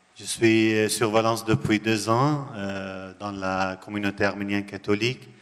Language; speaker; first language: French; non-native, learner; Arabic